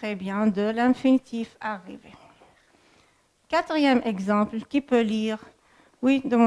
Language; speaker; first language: French; non-native, fluent; Arabic